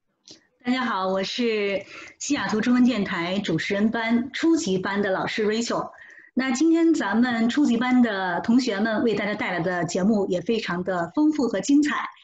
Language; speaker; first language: Chinese; native; Chinese